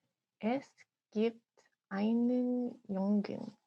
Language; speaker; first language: German; non-native, learner; English